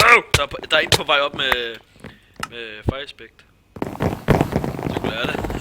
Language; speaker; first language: Danish; native; Danish